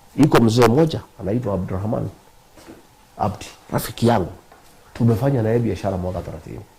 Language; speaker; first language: Swahili; non-native, local second language; Kikuyu